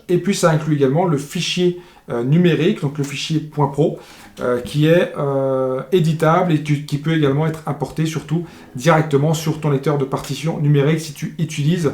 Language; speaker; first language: French; native; French